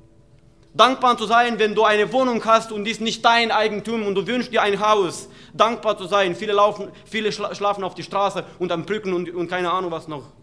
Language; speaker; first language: German; non-native, fluent; Romanian